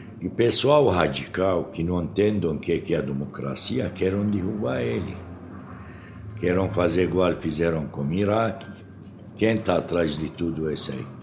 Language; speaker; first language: Portuguese; non-native, fluent; Arabic